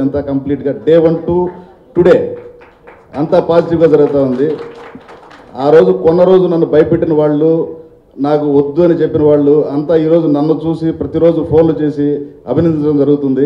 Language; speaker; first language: Telugu; native; Telugu